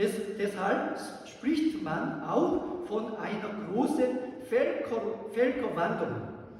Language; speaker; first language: German; non-native, learner; Korean